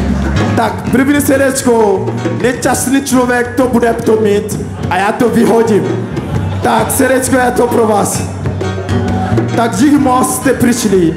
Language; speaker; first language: Czech; non-native, learner; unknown